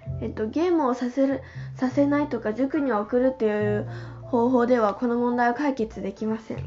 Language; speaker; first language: Japanese; non-native, fluent; Chinese